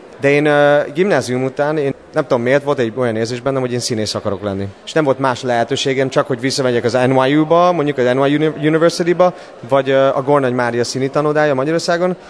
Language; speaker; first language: Hungarian; early bilingual, other home language; English